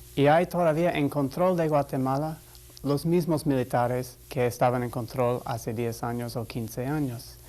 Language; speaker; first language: Spanish; non-native, fluent; English